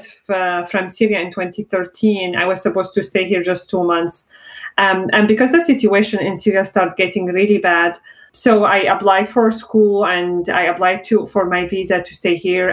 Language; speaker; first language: English; non-native, fluent; Arabic